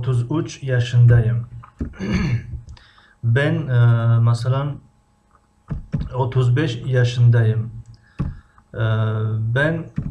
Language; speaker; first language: Turkish; non-native, fluent; Tajik